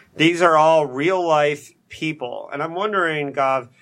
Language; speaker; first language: English; native; English